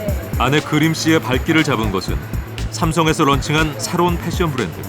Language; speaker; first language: Korean; native; Korean